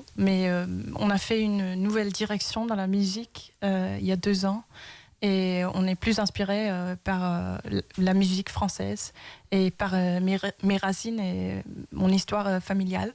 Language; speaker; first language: French; early bilingual, heritage; Danish